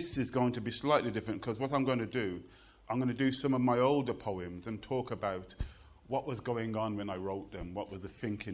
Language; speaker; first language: English; native; English